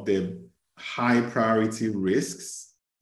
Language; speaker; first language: English; non-native, local second language; Yoruba